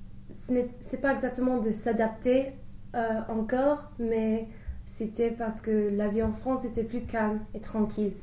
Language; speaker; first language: French; non-native, fluent; English